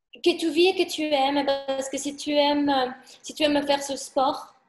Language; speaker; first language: French; non-native, fluent; Spanish